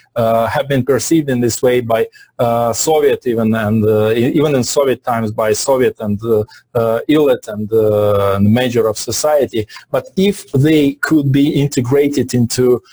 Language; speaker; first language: English; non-native, fluent; Russian